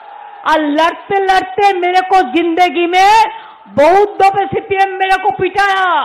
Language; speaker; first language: Hindi; non-native, local second language; Bangla